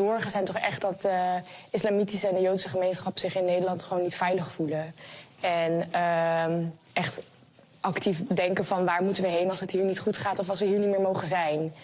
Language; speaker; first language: Dutch; native; Dutch